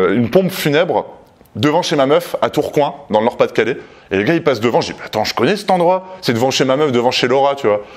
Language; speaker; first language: French; native; French